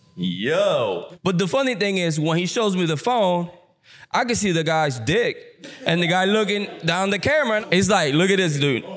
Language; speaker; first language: English; early bilingual, other home language; Spanish